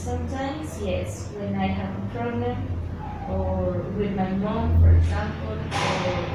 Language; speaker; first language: English; non-native, learner; Spanish